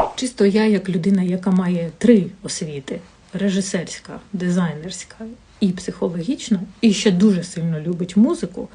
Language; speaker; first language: Ukrainian; non-native, local second language; Russian